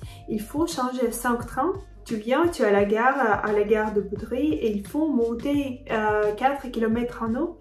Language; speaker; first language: French; non-native, fluent; Ukrainian